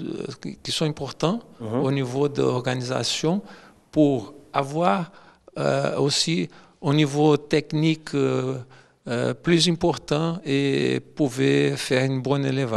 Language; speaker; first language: French; non-native, fluent; Portuguese